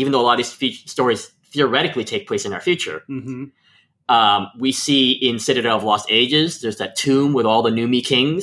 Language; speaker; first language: English; native; English